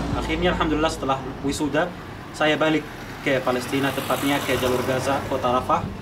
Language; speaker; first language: Indonesian; non-native, fluent; Arabic